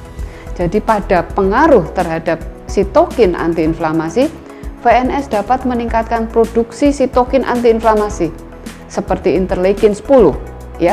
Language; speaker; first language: Indonesian; native; Indonesian